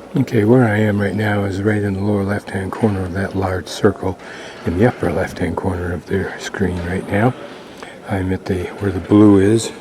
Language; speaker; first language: English; native; English